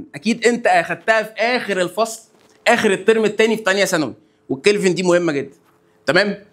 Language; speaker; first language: Arabic; native; Arabic